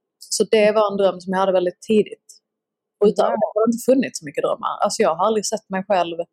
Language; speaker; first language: Swedish; native; Swedish